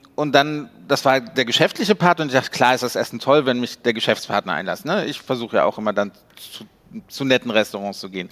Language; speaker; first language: German; native; German